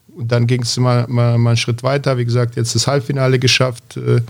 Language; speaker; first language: German; early bilingual, other home language; Bosnian